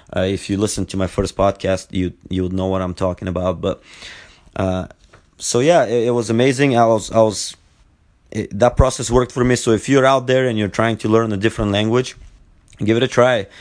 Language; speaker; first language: English; non-native, fluent; Bulgarian